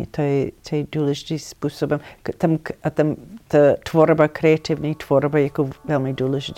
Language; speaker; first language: Czech; non-native, fluent; English